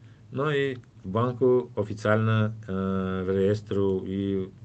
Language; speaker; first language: Polish; non-native, fluent; Turkmen